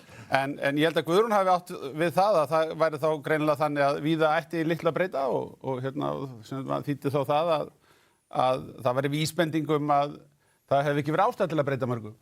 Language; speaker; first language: Icelandic; native; Icelandic